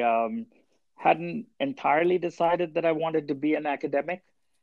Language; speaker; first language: English; non-native, local second language; Tamil